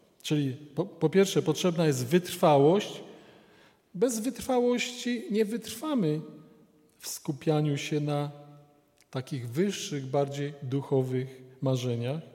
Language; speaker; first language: Polish; native; Polish